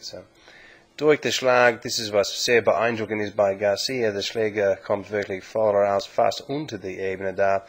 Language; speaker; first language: German; non-native, learner; English